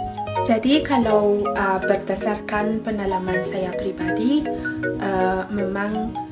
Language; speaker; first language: Indonesian; non-native, fluent; Malagasy